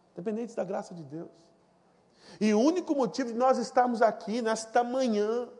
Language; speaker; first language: Portuguese; native; Portuguese